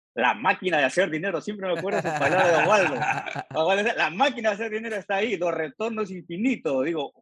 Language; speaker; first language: Spanish; native; Spanish